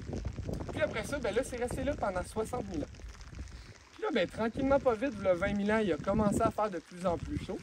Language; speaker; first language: French; native; French